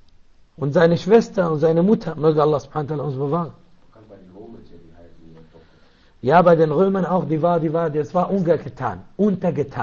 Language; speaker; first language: German; non-native, learner; Arabic